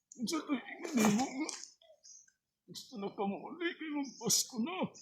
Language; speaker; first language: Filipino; non-native, local second language; Cebuano